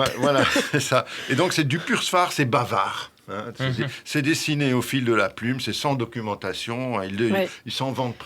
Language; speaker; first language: French; native; French